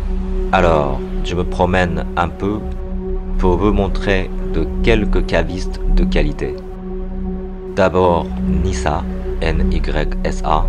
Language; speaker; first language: French; non-native, fluent; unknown